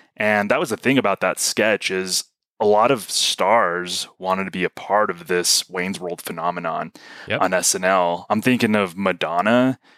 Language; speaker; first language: English; native; English